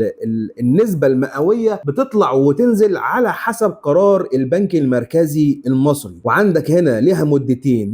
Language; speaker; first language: Arabic; native; Arabic